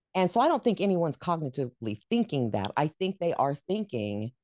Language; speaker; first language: English; native; English